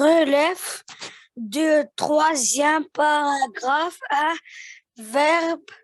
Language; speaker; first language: French; non-native, learner; Arabic